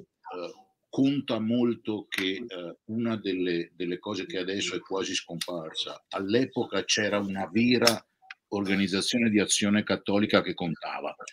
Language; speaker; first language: Italian; native; Italian